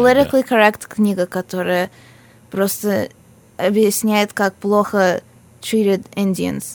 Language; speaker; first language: Russian; early bilingual, heritage; Russian